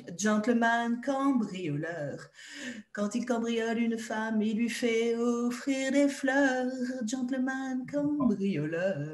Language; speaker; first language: French; native; French